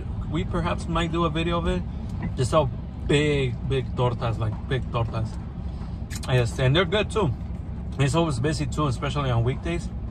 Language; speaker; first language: English; early bilingual, other home language; Spanish